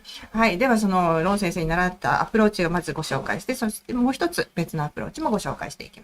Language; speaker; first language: Japanese; native; Japanese